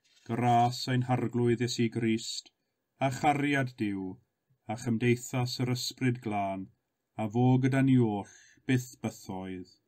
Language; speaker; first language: Welsh; native; Welsh